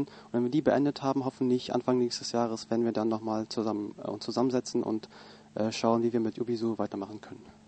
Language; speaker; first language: German; native; German